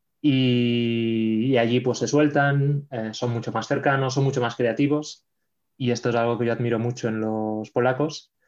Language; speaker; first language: Spanish; non-native, local second language; Catalan